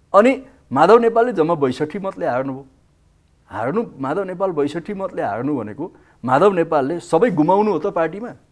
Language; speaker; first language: Nepali; native; Nepali